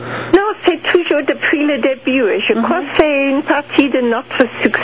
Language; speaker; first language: French; non-native, local second language; English